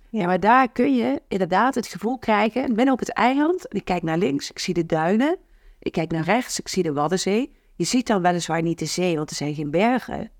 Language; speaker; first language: Dutch; native; Dutch